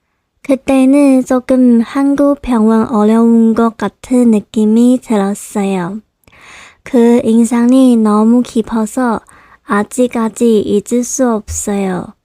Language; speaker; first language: Korean; non-native, local second language; Chinese